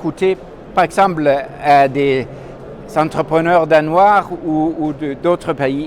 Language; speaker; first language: French; non-native, fluent; Danish